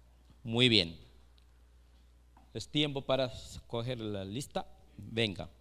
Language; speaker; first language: Spanish; non-native, fluent; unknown